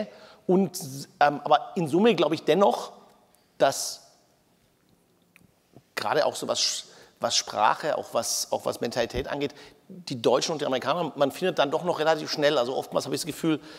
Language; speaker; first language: German; native; German